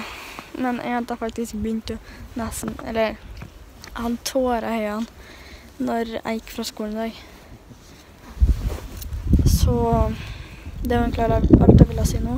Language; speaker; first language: Norwegian; native; Norwegian